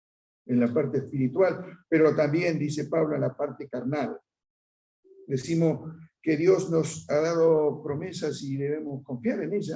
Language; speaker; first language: Spanish; native; Spanish